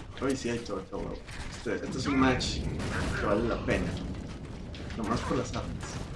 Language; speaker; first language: Spanish; native; Spanish